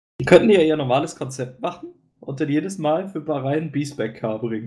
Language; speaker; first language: German; native; German